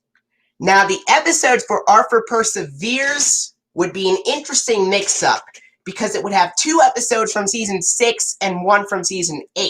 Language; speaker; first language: English; native; English